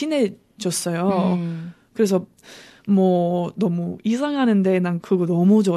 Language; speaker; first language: Korean; non-native, learner; English